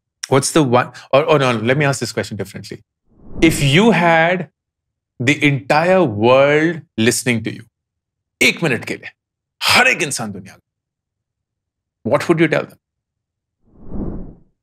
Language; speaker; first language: English; non-native, local second language; Hindi